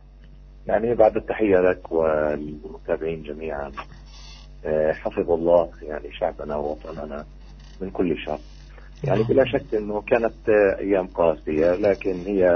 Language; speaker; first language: Arabic; native; Arabic